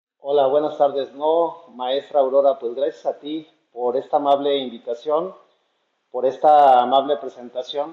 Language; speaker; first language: Spanish; native; Spanish